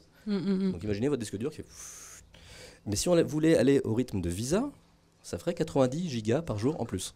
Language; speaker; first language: French; native; French